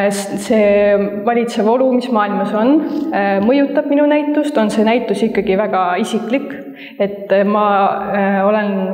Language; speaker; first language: Estonian; native; Estonian